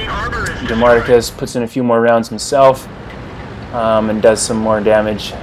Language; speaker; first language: English; native; English